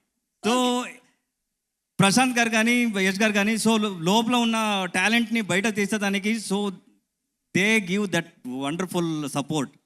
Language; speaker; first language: Telugu; non-native, learner; Kannada